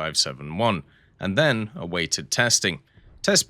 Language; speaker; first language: English; native; English